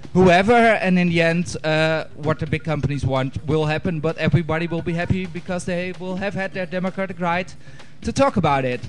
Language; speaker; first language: English; non-native, fluent; Dutch